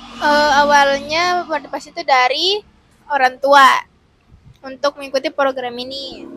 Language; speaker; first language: Indonesian; non-native, local second language; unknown